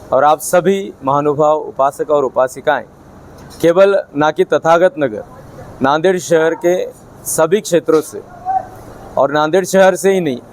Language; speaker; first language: Hindi; non-native, local second language; Marathi